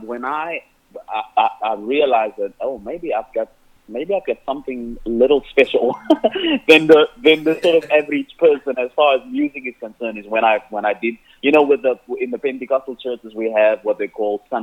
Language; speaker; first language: English; non-native, local second language; Afrikaans